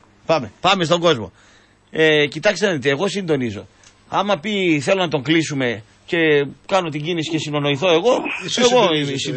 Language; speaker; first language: Greek; native; Greek